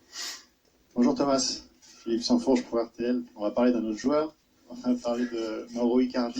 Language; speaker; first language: French; native; French